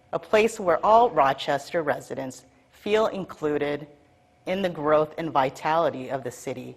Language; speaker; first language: English; native; English